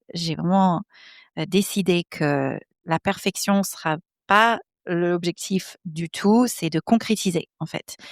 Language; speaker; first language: French; non-native, fluent; English